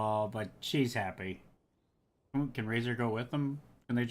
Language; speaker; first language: English; native; English